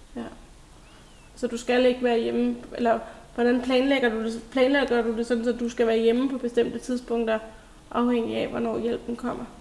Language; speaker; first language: Danish; native; Danish